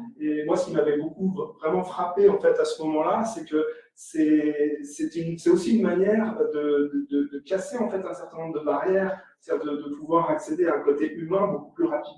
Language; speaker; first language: French; native; French